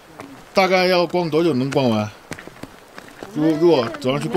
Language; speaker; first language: Chinese; native; Chinese